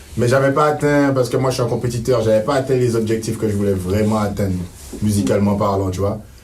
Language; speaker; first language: French; native; French